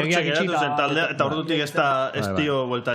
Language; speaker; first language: Basque; native; Basque